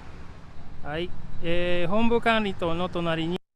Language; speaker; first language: Japanese; non-native, fluent; Indonesian